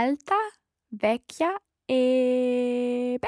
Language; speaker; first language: Italian; non-native, learner; English